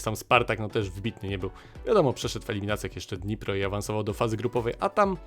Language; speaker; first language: Polish; native; Polish